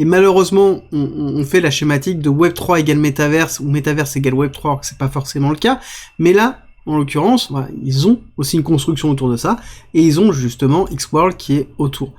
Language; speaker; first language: French; native; French